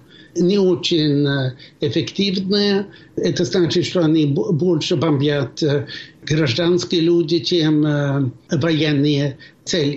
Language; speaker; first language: Russian; non-native, fluent; Swedish